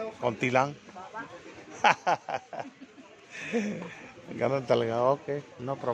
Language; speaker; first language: Filipino; non-native, learner; Punjabi